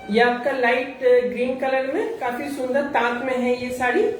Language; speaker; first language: Hindi; non-native, local second language; Bangla